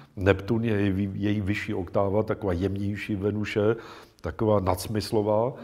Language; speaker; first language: Czech; native; Czech